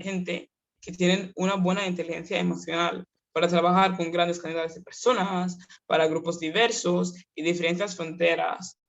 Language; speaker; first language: Spanish; non-native, fluent; Kinyarwanda